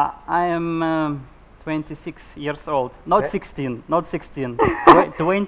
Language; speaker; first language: English; non-native, learner; Russian